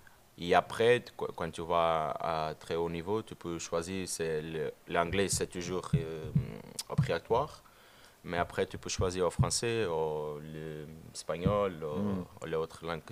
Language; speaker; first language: French; non-native, learner; Portuguese